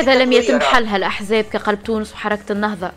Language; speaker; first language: Arabic; native; Arabic